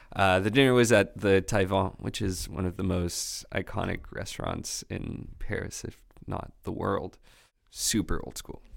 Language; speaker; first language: English; non-native, fluent; French